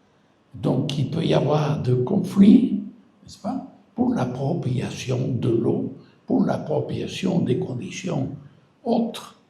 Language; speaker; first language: French; non-native, fluent; Spanish